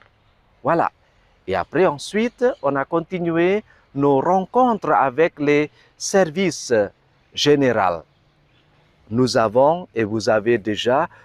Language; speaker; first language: French; non-native, fluent; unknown